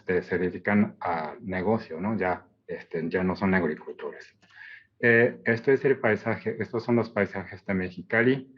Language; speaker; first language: Spanish; non-native, fluent; Japanese